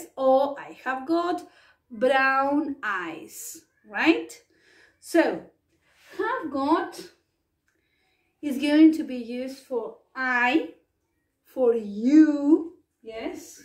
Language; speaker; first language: English; non-native, fluent; Spanish